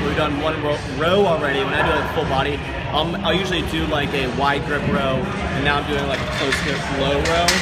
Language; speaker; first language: English; native; English